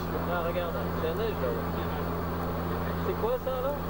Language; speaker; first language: French; native; French